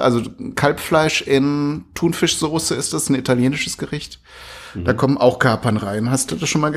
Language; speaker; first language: German; native; German